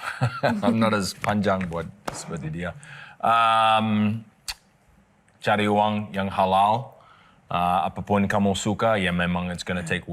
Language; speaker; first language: Indonesian; non-native, learner; English